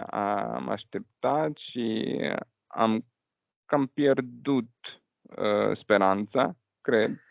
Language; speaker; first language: Romanian; non-native, fluent; Russian